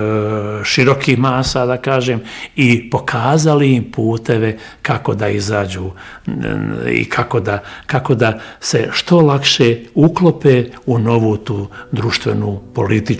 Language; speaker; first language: Bosnian; native; Bosnian